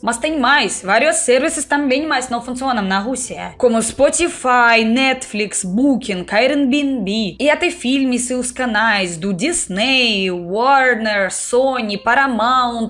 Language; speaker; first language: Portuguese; non-native, fluent; Russian